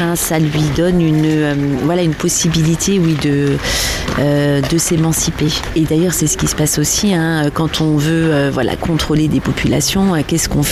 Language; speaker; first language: French; native; French